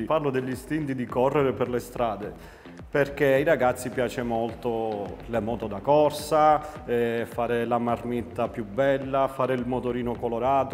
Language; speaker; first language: Italian; native; Italian